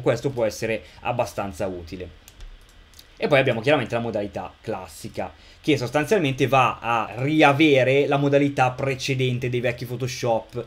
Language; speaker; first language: Italian; native; Italian